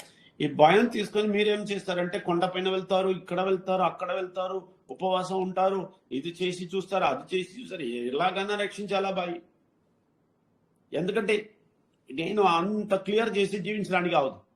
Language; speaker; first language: Telugu; non-native, learner; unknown